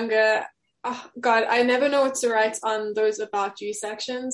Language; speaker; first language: English; native; English